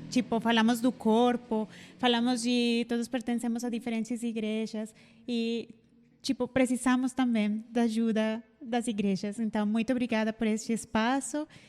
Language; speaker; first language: Portuguese; non-native, fluent; Spanish